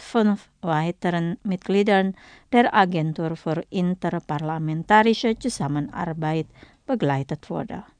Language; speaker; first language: German; non-native, fluent; Indonesian